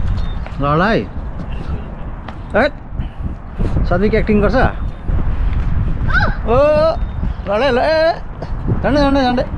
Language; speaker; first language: Nepali; native; Nepali